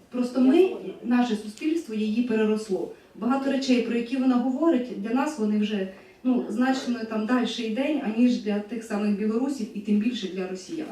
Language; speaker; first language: Ukrainian; native; Ukrainian